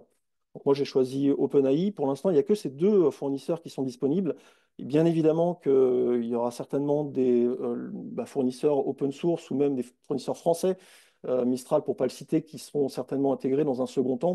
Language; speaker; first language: French; native; French